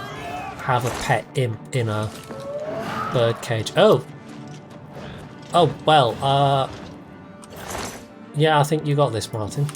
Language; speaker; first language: English; native; English